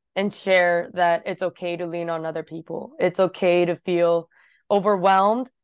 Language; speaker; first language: English; early bilingual, other home language; Japanese